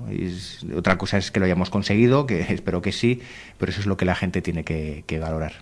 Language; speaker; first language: Spanish; native; Spanish